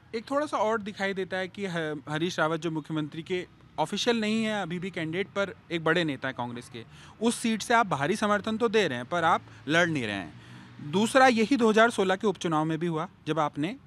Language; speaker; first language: Hindi; native; Hindi